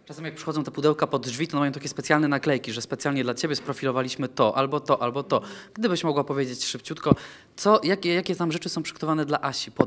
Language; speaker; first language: Polish; native; Polish